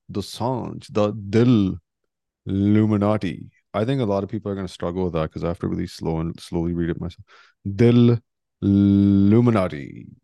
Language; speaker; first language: English; early bilingual, other home language; Punjabi